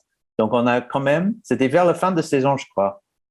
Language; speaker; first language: French; non-native, fluent; English